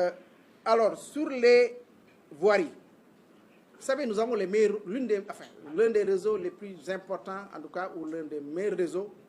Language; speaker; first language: French; non-native, local second language; Wolof